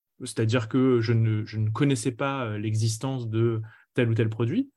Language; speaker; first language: French; native; French